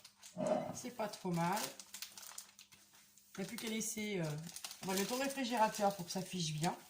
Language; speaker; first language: French; native; French